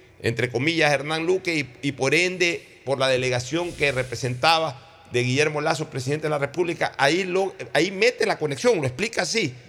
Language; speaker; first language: Spanish; native; Spanish